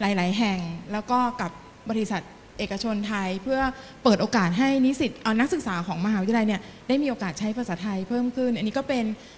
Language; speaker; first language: Thai; native; Thai